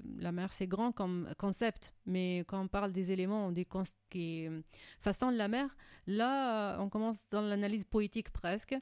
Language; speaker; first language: French; non-native, fluent; Arabic